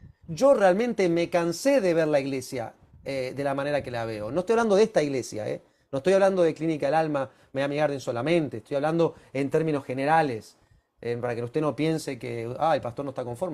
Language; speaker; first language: Spanish; native; Spanish